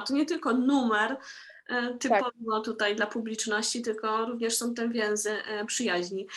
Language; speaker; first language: Polish; native; Polish